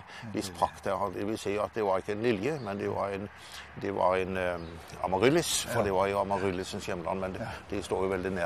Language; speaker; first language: Norwegian; native; Norwegian